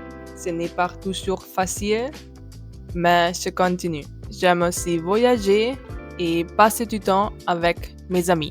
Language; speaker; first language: French; non-native, learner; German